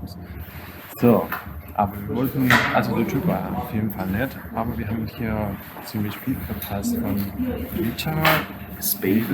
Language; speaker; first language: German; non-native, fluent; Spanish